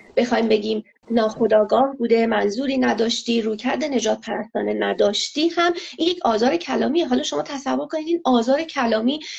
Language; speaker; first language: Persian; non-native, local second language; Azerbaijani